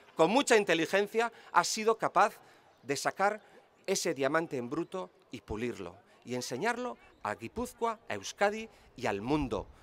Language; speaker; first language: Spanish; native; Spanish